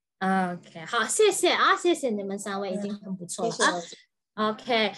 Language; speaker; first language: Chinese; non-native, fluent; Indonesian